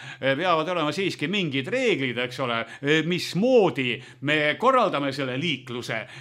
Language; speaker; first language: Estonian; native; Estonian